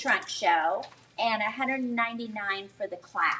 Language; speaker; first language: English; native; English